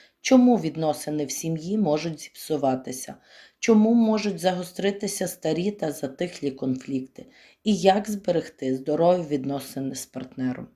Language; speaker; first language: Ukrainian; native; Ukrainian